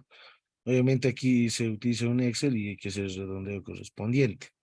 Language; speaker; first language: Spanish; native; Spanish